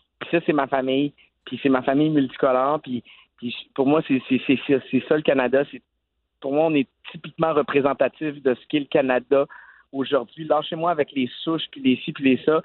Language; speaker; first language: French; native; French